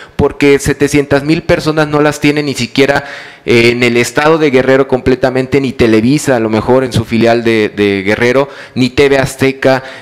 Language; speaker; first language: Spanish; native; Spanish